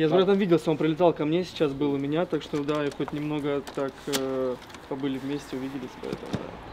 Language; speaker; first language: Russian; native; Russian